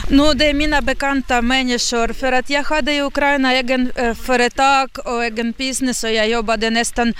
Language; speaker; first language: Swedish; non-native, learner; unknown